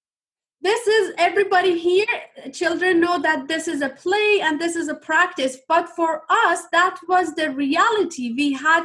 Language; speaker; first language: English; non-native, fluent; Persian